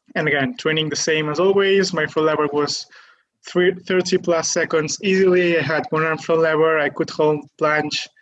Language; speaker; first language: English; non-native, fluent; Catalan